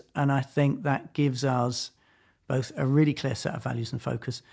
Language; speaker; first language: English; native; English